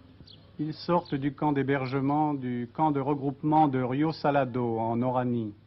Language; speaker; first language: French; native; French